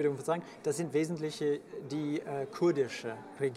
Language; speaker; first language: German; non-native, fluent; French